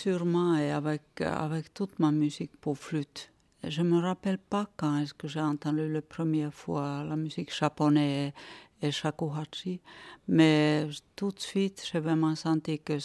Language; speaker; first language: French; non-native, fluent; Finnish